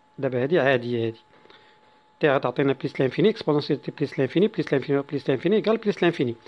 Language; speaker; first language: French; non-native, local second language; Arabic